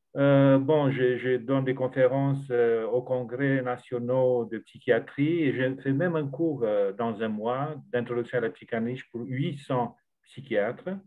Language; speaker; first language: French; non-native, fluent; Romanian